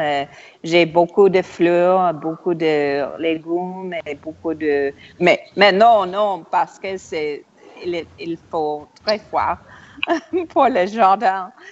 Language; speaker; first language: French; non-native, learner; English